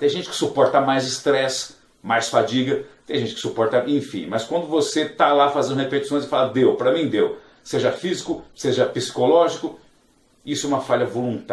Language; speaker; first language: Portuguese; native; Portuguese